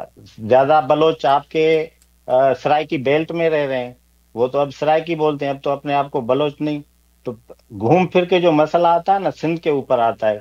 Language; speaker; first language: Urdu; non-native, local second language; Sindhi